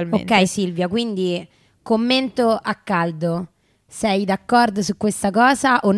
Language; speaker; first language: Italian; native; Italian